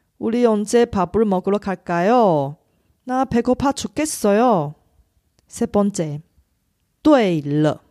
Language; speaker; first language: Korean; non-native, local second language; Chinese